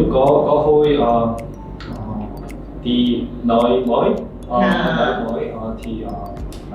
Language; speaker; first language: Vietnamese; non-native, learner; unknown